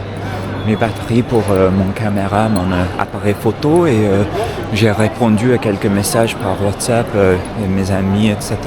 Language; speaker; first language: French; non-native, fluent; English